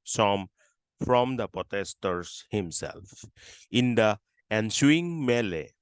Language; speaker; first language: English; non-native, local second language; Assamese